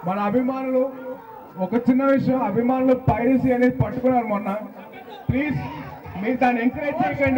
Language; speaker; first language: Telugu; native; Telugu